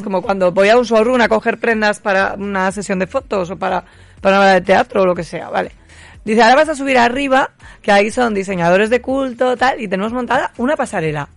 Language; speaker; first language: Spanish; native; Spanish